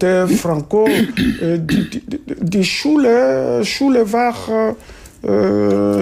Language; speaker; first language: German; non-native, fluent; Lingala